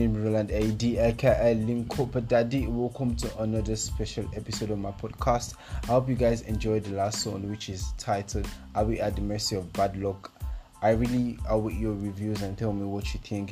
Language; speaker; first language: English; non-native, local second language; Yoruba